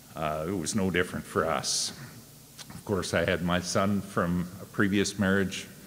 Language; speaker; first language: English; native; English